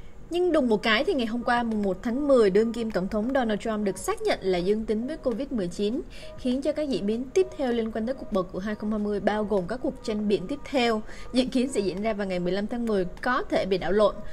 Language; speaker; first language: Vietnamese; native; Vietnamese